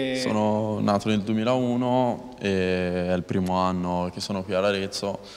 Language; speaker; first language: Italian; native; Italian